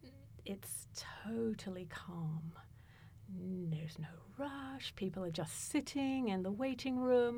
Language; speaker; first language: English; native; English